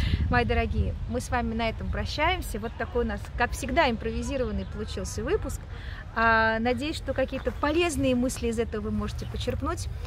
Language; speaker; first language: Russian; native; Russian